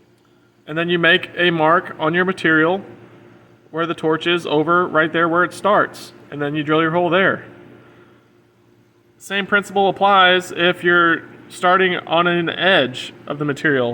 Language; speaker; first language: English; native; English